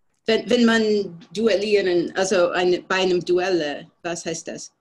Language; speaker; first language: German; non-native, fluent; English